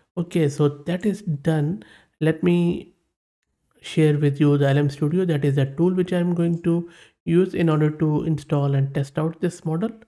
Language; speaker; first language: English; non-native, local second language; Urdu